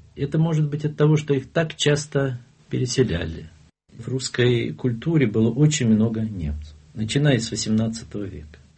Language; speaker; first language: Russian; non-native, local second language; German